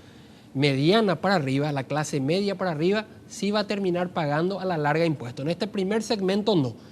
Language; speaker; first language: Spanish; native; Spanish